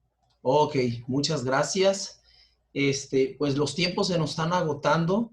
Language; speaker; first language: Spanish; native; Spanish